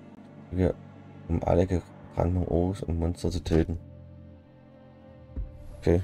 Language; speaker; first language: German; native; German